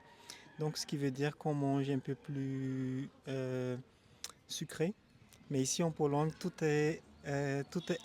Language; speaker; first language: French; non-native, local second language; Malagasy